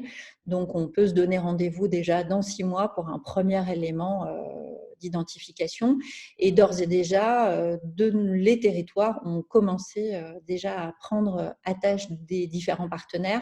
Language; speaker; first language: French; native; French